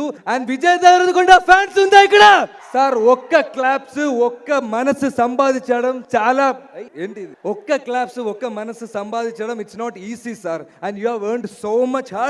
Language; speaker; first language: Telugu; non-native, learner; Malayalam